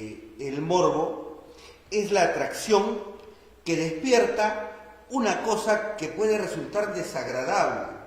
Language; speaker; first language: Spanish; native; Spanish